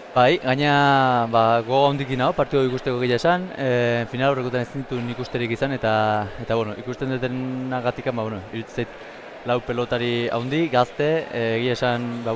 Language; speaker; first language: Basque; native; Basque